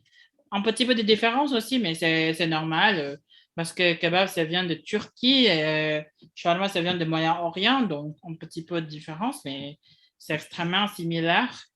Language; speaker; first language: French; non-native, fluent; Indonesian